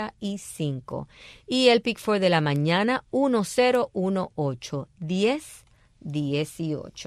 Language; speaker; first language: Spanish; native; Spanish